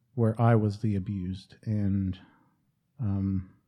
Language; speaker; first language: English; native; English